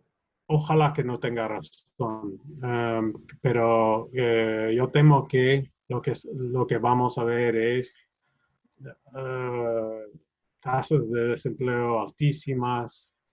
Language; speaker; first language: Spanish; non-native, fluent; English